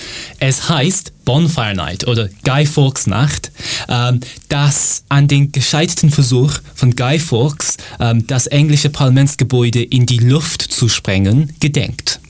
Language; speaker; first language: German; non-native, fluent; English